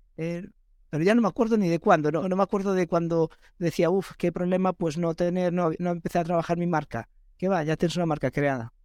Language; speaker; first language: Spanish; native; Spanish